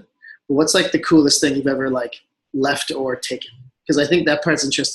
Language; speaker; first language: English; native; English